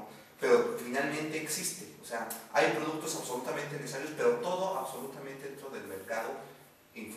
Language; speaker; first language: Spanish; native; Spanish